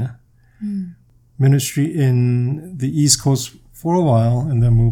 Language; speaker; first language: English; non-native, fluent; Korean